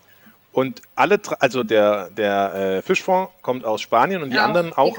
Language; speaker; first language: German; native; German